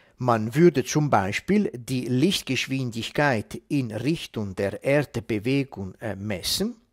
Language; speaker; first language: German; non-native, fluent; Italian